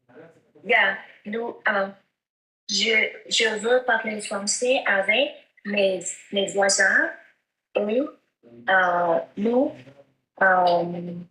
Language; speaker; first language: French; non-native, learner; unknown